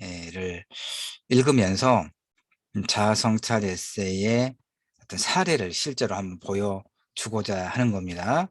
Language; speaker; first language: Korean; native; Korean